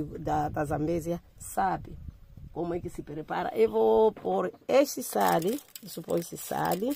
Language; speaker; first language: Portuguese; non-native, local second language; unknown